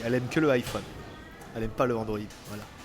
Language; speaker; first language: French; native; French